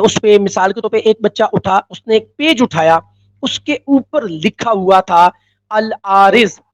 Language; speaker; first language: Urdu; non-native, local second language; Punjabi